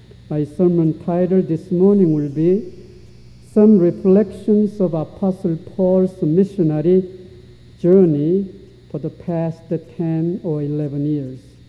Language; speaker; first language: English; non-native, fluent; Korean